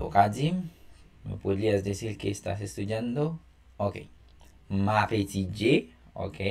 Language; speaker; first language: Spanish; non-native, fluent; Haitian Creole